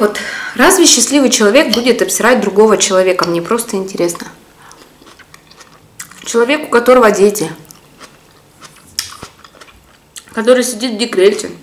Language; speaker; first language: Russian; native; Russian